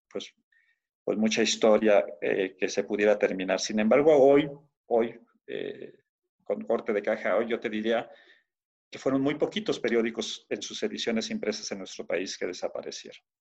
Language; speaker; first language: Spanish; native; Spanish